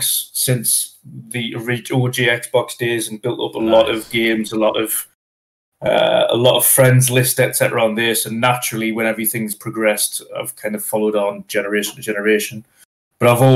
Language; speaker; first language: English; native; English